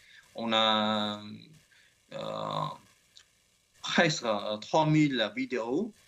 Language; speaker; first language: French; non-native, learner; Khmer